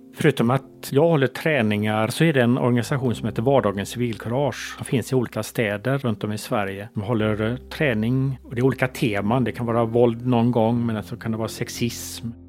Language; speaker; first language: Swedish; native; Swedish